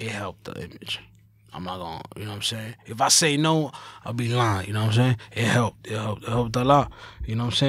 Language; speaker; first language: English; early bilingual, other home language; Spanish